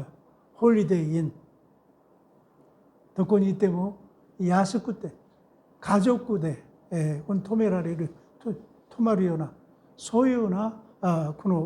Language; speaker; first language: Japanese; non-native, fluent; Korean